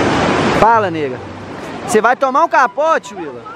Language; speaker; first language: Portuguese; native; Portuguese